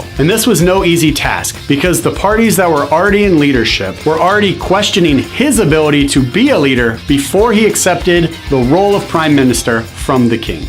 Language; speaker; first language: English; native; English